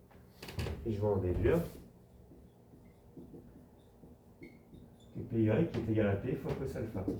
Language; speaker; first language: French; native; French